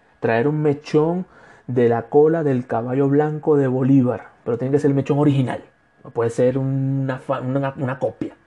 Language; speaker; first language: Spanish; native; Spanish